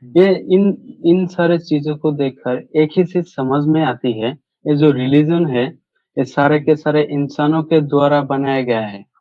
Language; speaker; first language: Hindi; non-native, local second language; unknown